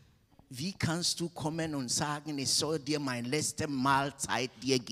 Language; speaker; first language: German; non-native, fluent; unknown